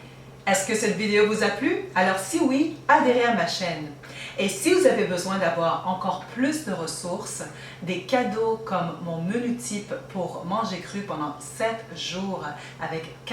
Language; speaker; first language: French; native; French